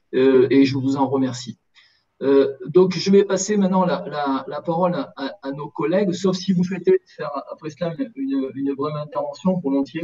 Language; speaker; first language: French; native; French